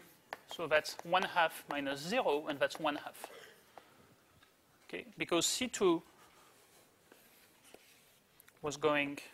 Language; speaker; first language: English; native; English